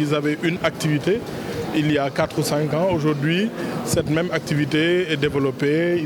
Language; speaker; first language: French; non-native, local second language; Wolof